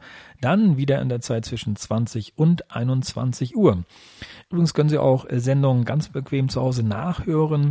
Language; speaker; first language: German; native; German